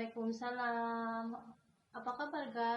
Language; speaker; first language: Indonesian; non-native, local second language; Javanese